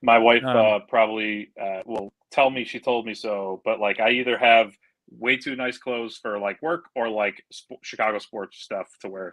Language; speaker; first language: English; native; English